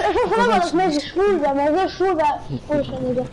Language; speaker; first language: German; non-native, local second language; Luxembourgish